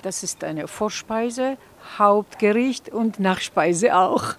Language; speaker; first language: German; non-native, fluent; Georgian